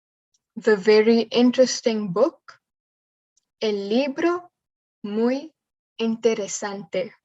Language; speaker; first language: Spanish; non-native, learner; English